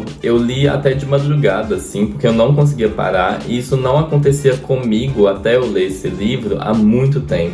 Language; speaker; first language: Portuguese; native; Portuguese